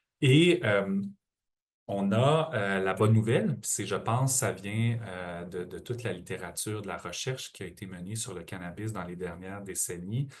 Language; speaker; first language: French; native; French